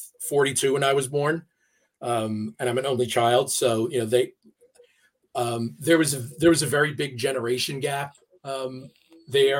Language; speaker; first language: English; native; English